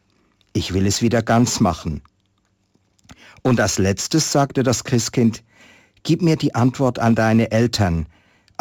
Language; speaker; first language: German; native; German